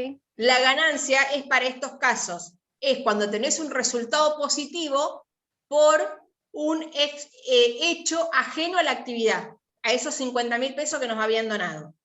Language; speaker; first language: Spanish; native; Spanish